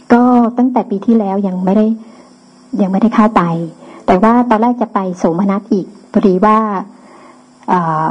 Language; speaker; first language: Thai; native; Thai